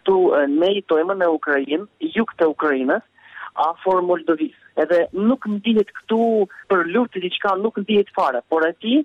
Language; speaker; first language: Albanian; early bilingual, heritage; Albanian